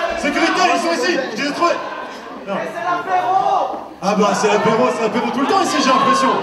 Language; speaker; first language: French; native; French